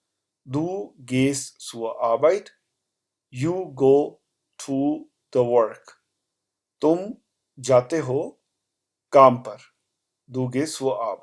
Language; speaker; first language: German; non-native, fluent; Urdu